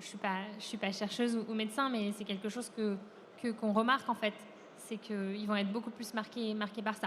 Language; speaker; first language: French; native; French